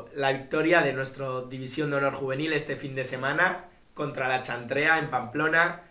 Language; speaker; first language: Spanish; native; Spanish